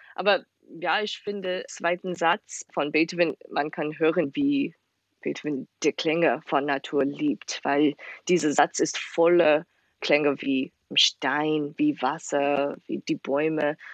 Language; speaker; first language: German; non-native, fluent; Chinese